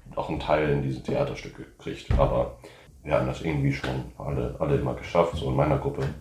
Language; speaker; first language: German; early bilingual, heritage; English